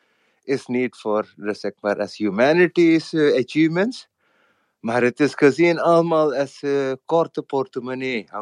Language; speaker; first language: Dutch; non-native, fluent; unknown